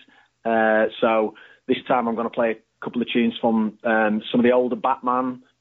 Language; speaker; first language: English; native; English